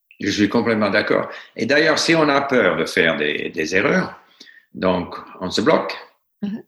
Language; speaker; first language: French; non-native, fluent; English